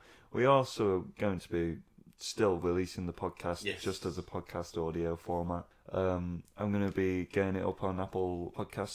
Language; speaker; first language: English; native; English